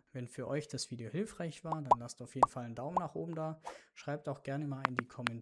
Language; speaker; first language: German; native; German